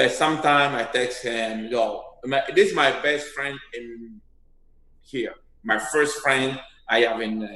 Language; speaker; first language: English; non-native, learner; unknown